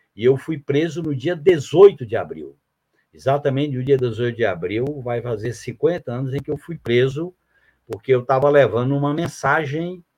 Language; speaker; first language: Portuguese; native; Portuguese